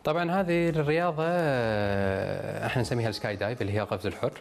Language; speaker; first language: Arabic; native; Arabic